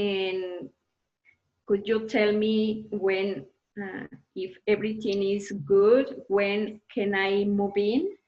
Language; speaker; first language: English; non-native, learner; Spanish